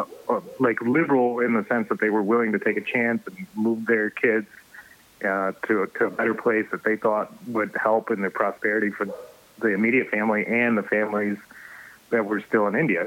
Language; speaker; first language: English; native; English